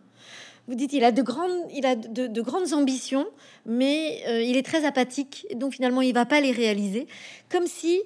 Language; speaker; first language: French; native; French